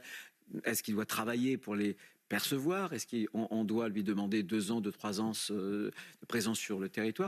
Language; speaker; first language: French; native; French